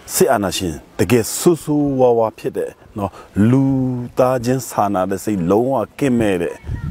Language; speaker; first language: Burmese; non-native, local second language; Shwe Palaung